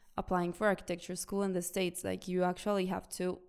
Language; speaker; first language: English; non-native, fluent; Spanish